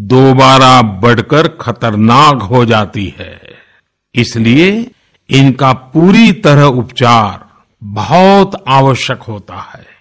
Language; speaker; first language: Hindi; non-native, local second language; Gujarati